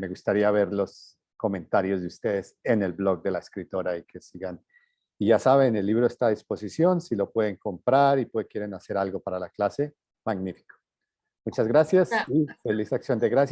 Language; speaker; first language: Spanish; native; Spanish